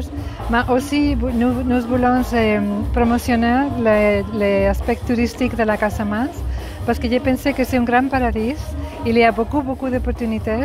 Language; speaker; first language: French; non-native, learner; Spanish